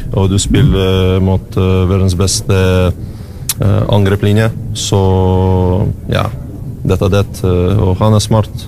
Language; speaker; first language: Norwegian; non-native, learner; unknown